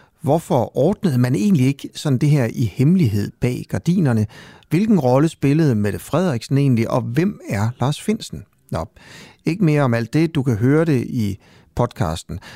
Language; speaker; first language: Danish; native; Danish